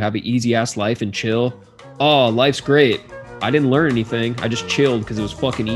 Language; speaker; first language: English; native; English